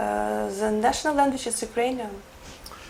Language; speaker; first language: English; non-native, learner; Ukrainian